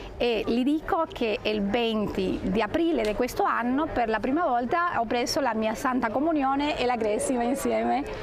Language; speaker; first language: Italian; non-native, fluent; Spanish